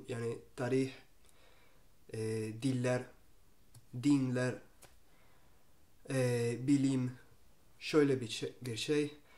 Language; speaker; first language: Turkish; non-native, learner; Spanish